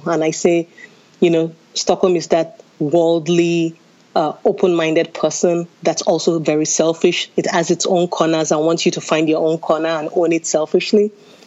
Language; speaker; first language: English; non-native, local second language; Yoruba